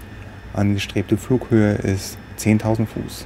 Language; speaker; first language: German; native; German